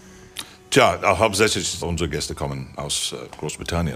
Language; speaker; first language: German; non-native, fluent; English